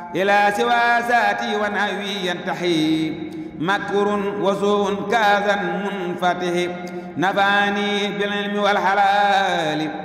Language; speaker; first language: Arabic; non-native, fluent; Wolof